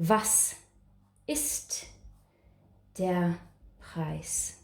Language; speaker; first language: German; non-native, fluent; English